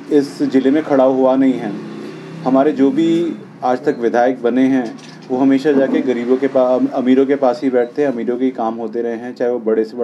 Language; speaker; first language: Hindi; native; Hindi